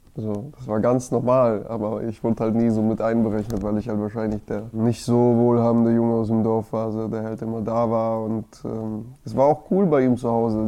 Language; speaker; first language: German; early bilingual, other home language; Russian